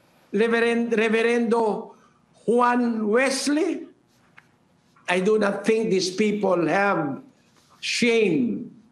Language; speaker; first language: English; non-native, local second language; Filipino